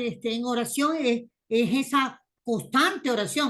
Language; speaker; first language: Spanish; native; Spanish